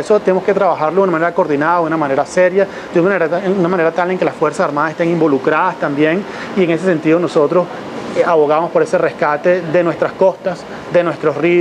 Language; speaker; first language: Spanish; native; Spanish